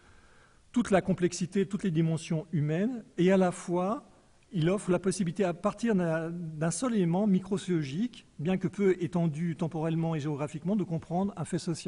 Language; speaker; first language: French; native; French